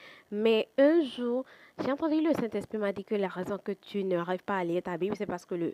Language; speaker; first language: French; non-native, fluent; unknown